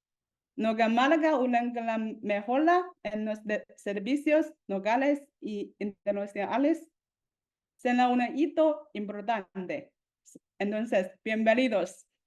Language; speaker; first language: Spanish; non-native, fluent; Chinese